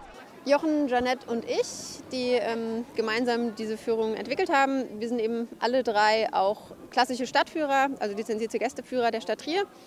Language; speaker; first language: German; native; German